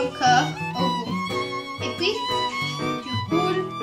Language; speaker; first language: French; non-native, learner; English